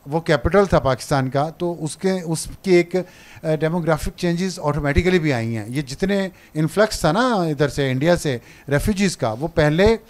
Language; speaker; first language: Urdu; non-native, local second language; Punjabi